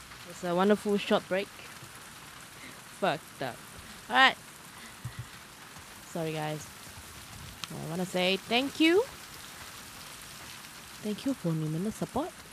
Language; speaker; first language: English; non-native, local second language; Chinese